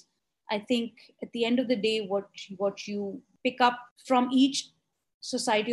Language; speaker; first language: English; non-native, local second language; Hindi